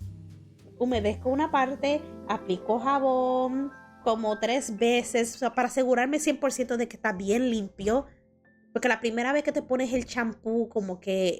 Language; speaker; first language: Spanish; early bilingual, heritage; Spanish